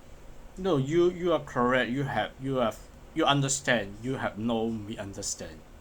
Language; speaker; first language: English; non-native, learner; Chinese